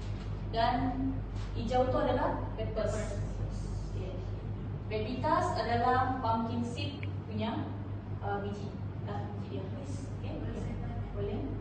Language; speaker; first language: Malay; native; Malay